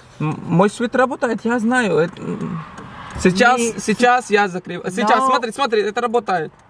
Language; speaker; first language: Russian; non-native, learner; Urdu